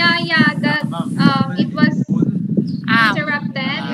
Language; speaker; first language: English; non-native, learner; Thai